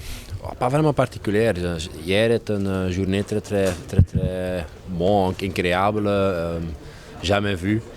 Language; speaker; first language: French; non-native, learner; Dutch